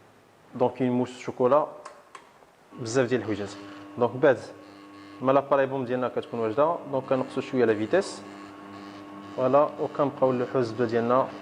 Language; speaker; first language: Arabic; native; Arabic